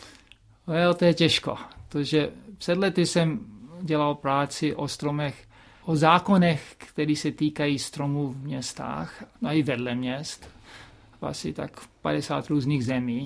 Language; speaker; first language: Czech; early bilingual, heritage; Czech